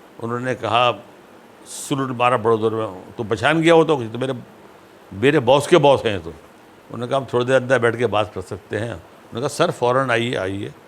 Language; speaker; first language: Urdu; native; Urdu